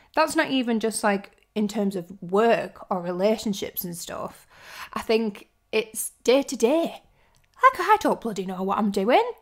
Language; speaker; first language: English; native; English